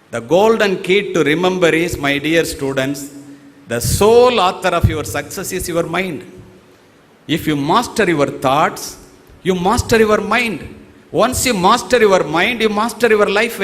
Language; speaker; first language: English; non-native, local second language; Tamil